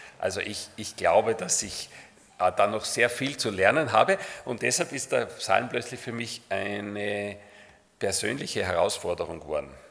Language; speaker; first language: German; native; German